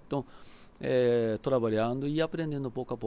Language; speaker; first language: Portuguese; non-native, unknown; Japanese